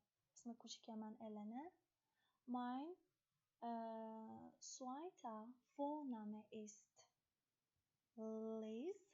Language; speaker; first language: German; non-native, fluent; Persian